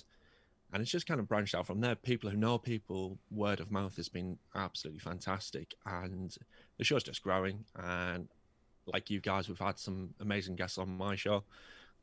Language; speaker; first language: English; native; English